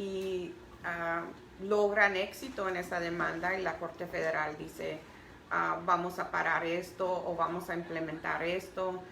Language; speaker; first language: Spanish; early bilingual, heritage; Spanish